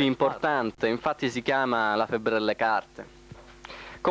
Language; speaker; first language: Italian; native; Italian